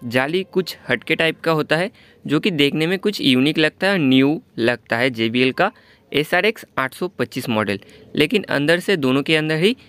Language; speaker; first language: Hindi; non-native, local second language; Bangla